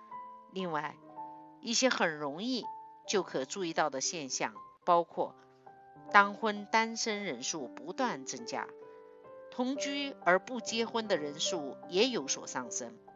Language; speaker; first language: Chinese; native; Chinese